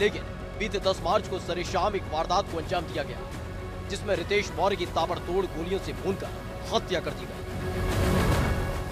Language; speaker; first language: Hindi; native; Hindi